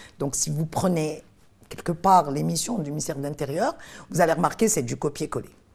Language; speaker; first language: French; non-native, local second language; Arabic